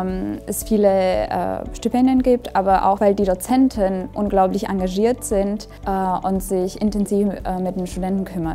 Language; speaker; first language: German; non-native, local second language; Hungarian